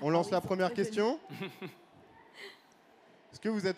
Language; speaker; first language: French; native; French